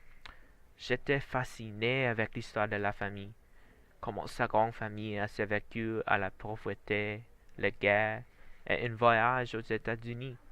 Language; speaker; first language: French; non-native, learner; Vietnamese